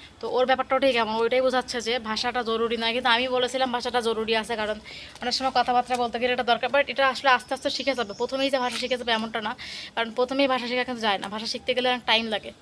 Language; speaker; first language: Bangla; native; Bangla